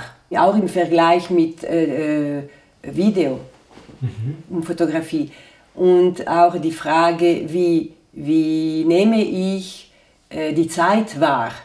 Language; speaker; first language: German; non-native, fluent; Italian